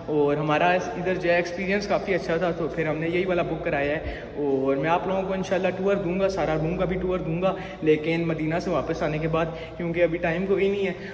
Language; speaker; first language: Urdu; non-native, local second language; Punjabi